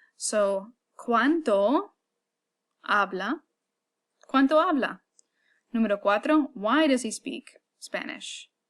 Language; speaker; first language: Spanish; non-native, fluent; English